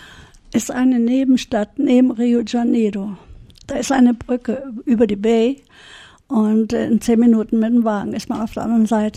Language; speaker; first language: German; early bilingual, heritage; German